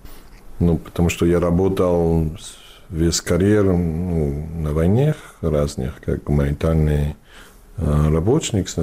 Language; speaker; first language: Russian; non-native, fluent; English